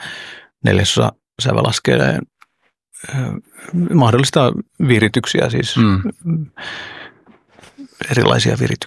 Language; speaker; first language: Finnish; early bilingual, other home language; Oromo